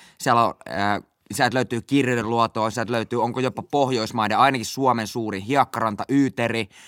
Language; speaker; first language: Finnish; native; Finnish